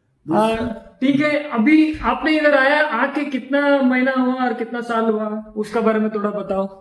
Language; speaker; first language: Hindi; non-native, local second language; Kannada